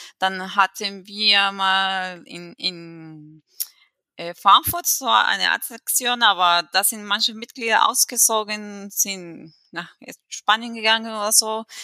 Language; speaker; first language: German; non-native, fluent; Spanish